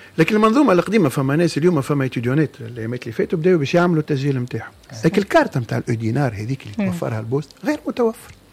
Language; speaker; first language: Arabic; native; Arabic